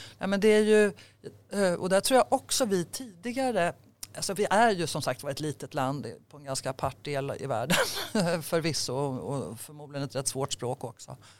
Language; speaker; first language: Swedish; native; Swedish